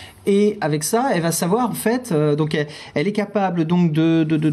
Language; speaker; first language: French; native; French